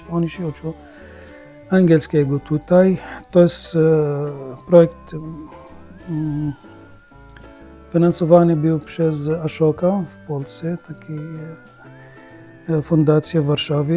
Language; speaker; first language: Polish; non-native, learner; Arabic